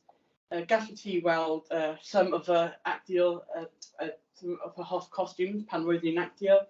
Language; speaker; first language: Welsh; non-native, learner; English